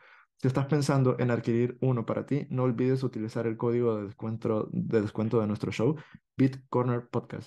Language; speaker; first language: Spanish; native; Spanish